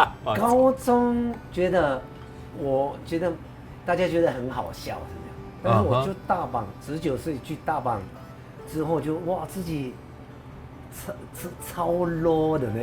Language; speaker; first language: Chinese; non-native, fluent; Japanese